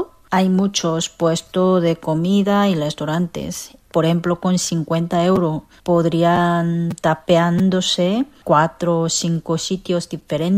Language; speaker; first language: Spanish; non-native, fluent; Korean